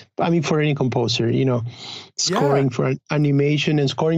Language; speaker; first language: English; non-native, fluent; Spanish